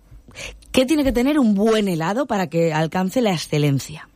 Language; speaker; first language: Spanish; native; Spanish